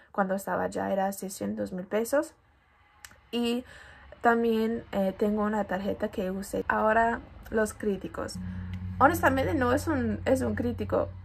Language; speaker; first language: Spanish; non-native, fluent; English